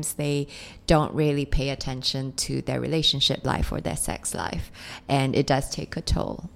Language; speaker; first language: English; non-native, local second language; Cantonese